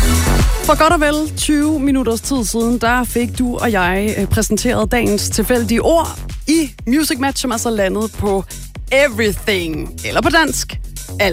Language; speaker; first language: Danish; native; Danish